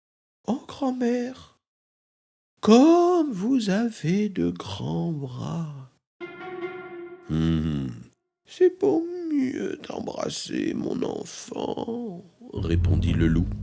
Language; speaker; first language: French; native; French